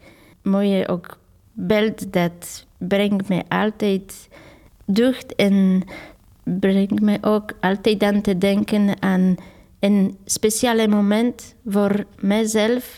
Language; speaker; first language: Dutch; non-native, fluent; Polish